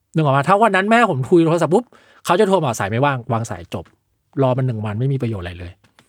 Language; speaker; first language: Thai; early bilingual, other home language; Chinese